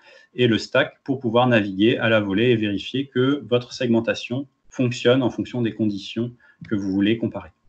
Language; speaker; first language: French; native; French